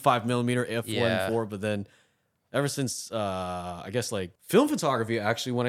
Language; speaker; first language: English; native; English